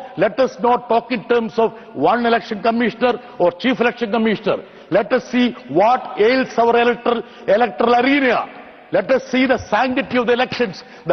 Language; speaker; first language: English; non-native, local second language; Malayalam